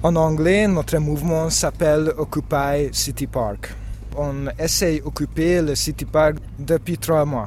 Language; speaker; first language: French; non-native, fluent; Hungarian